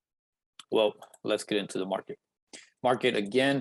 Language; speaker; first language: English; native; English